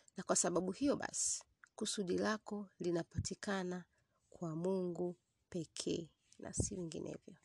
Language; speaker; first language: Swahili; native; Swahili